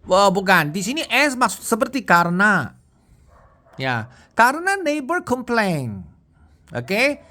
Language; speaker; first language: Indonesian; non-native, fluent; Chinese